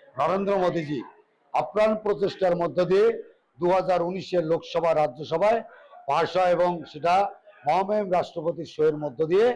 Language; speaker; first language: Bangla; native; Bangla